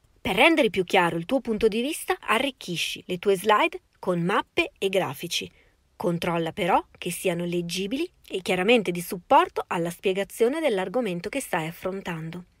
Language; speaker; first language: Italian; native; Italian